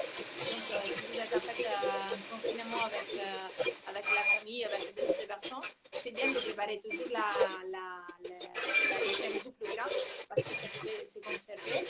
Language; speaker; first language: French; non-native, fluent; Italian